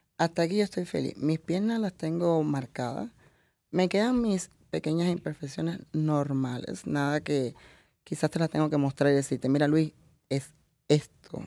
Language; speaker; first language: Spanish; native; Spanish